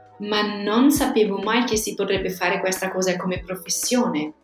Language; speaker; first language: Italian; non-native, fluent; German